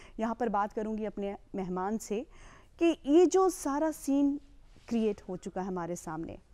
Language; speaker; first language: Hindi; native; Hindi